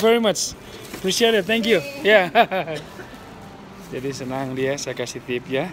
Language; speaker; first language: English; non-native, learner; Indonesian